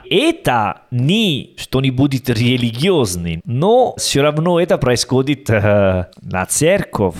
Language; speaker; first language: Russian; non-native, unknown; Italian